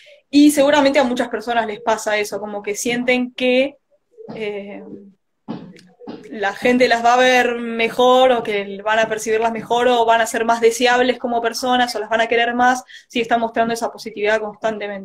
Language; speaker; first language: Spanish; native; Spanish